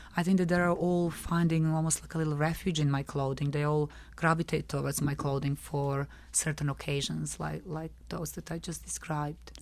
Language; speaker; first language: English; non-native, fluent; Serbian